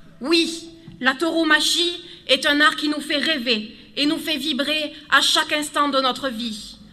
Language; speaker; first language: French; native; French